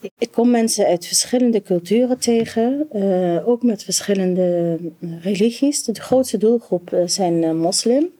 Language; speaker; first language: Dutch; non-native, fluent; Arabic